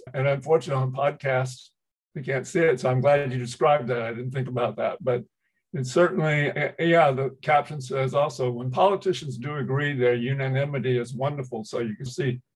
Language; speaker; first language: English; early bilingual, other home language; Chinese